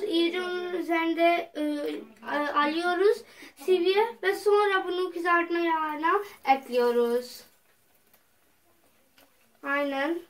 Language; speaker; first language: Turkish; non-native, fluent; Urdu